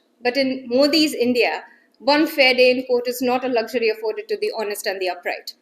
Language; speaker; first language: English; non-native, local second language; Gujarati